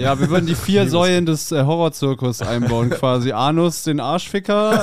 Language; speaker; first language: German; native; German